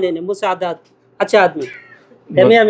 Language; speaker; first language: Hindi; non-native, learner; Bangla